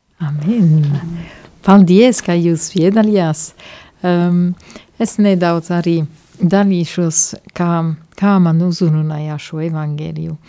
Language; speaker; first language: Latvian; non-native, fluent; Italian